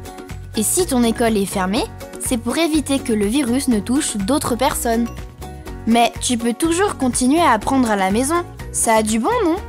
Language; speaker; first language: French; native; French